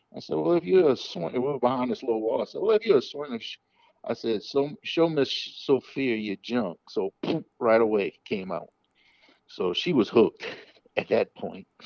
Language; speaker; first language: English; native; English